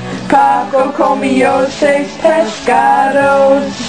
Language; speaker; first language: Spanish; non-native, learner; English